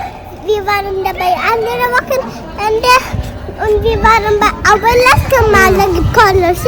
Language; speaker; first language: German; early bilingual, other home language; Telugu